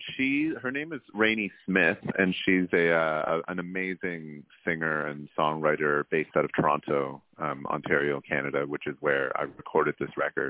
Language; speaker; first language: English; native; English